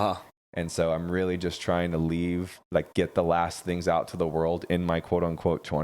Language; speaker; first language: English; native; English